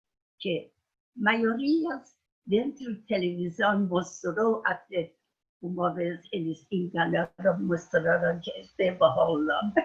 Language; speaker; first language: Portuguese; non-native, fluent; Persian